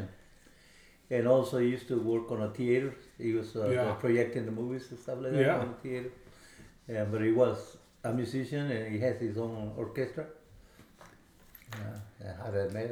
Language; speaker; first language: English; non-native, fluent; Spanish